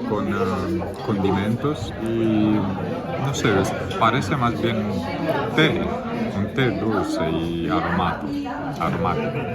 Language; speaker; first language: Spanish; non-native, fluent; German